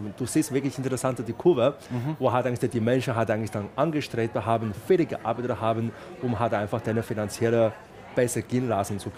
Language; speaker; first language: German; non-native, fluent; Chinese